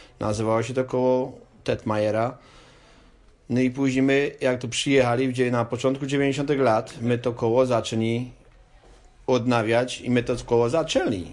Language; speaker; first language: Polish; native; Polish